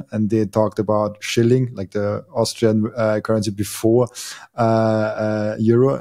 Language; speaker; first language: English; non-native, fluent; German